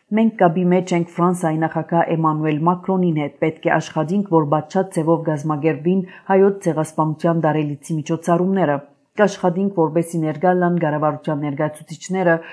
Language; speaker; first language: Armenian; native; Armenian